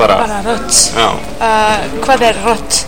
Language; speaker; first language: Icelandic; non-native, learner; English